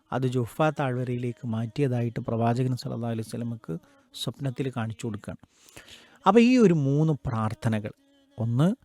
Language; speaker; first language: Malayalam; native; Malayalam